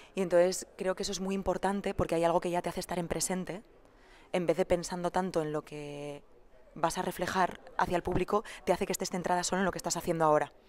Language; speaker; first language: Spanish; native; Spanish